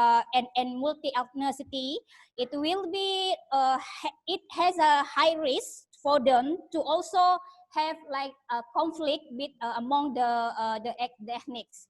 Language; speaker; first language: English; non-native, learner; Indonesian